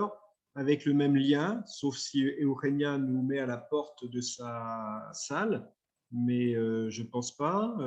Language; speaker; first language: French; native; French